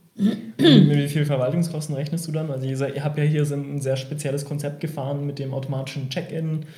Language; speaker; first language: German; early bilingual, other home language; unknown